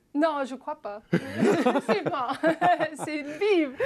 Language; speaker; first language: French; non-native, fluent; English